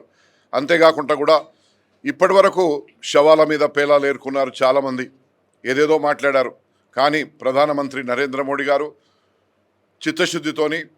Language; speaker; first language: Telugu; native; Telugu